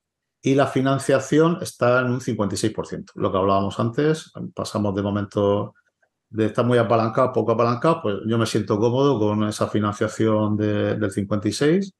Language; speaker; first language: Spanish; native; Spanish